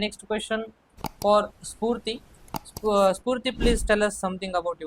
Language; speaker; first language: English; non-native, local second language; Kannada